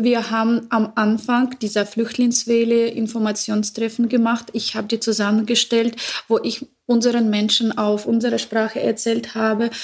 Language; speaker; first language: German; non-native, learner; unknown